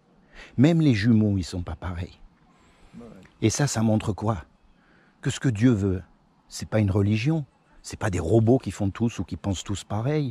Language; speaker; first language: French; native; French